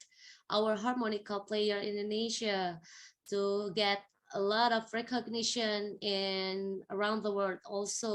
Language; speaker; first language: English; non-native, fluent; Indonesian